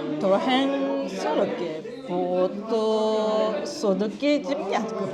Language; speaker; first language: Polish; non-native, learner; Japanese